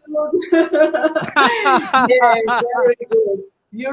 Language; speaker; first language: English; non-native, fluent; Portuguese